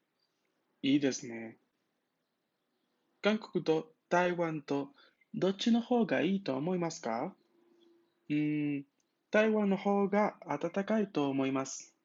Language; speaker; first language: Japanese; non-native, fluent; Spanish